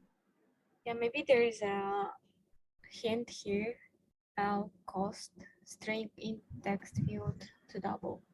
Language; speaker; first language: English; non-native, fluent; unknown